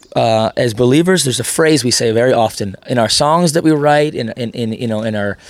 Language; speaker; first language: English; native; English